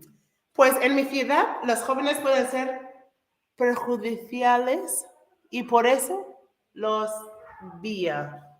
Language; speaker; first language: Spanish; non-native, fluent; English